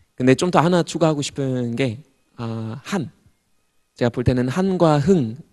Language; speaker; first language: Korean; non-native, fluent; German